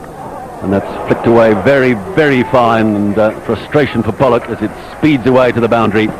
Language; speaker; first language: English; native; English